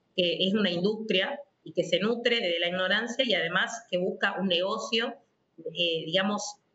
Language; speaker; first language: Spanish; native; Spanish